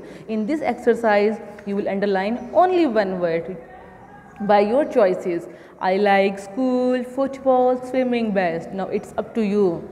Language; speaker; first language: English; non-native, local second language; Urdu